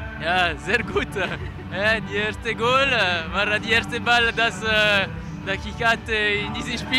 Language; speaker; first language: German; non-native, learner; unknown